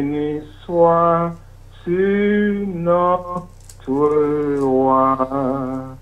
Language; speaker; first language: French; non-native, local second language; Haitian Creole